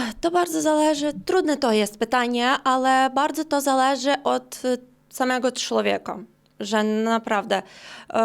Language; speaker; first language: Polish; non-native, learner; Ukrainian